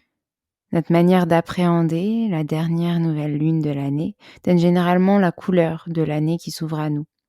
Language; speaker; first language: French; native; French